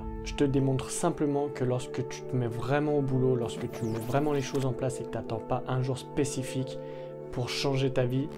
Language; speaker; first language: French; native; French